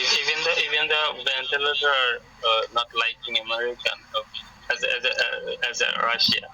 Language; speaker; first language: English; non-native, learner; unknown